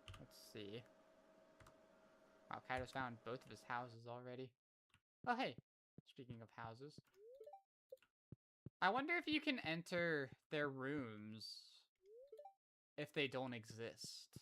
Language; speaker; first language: English; native; English